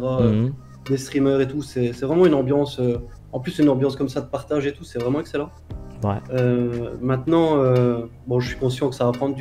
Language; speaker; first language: French; native; French